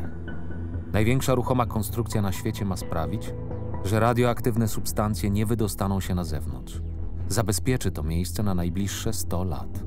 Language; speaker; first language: Polish; native; Polish